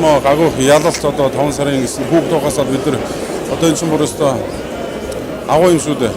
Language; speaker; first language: Mongolian; native; Mongolian